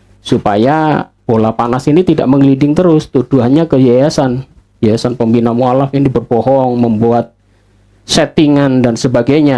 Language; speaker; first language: Indonesian; native; Indonesian